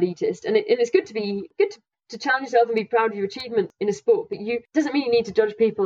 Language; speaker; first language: English; native; English